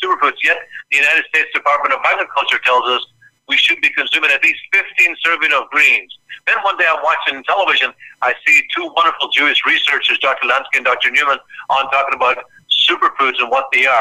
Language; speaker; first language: English; native; English